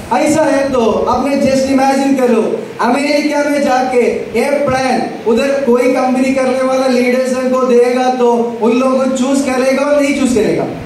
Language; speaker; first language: Hindi; non-native, local second language; Malayalam